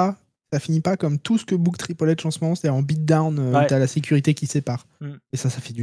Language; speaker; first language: French; native; French